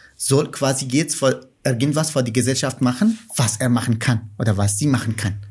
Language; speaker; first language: German; non-native, fluent; Kurdish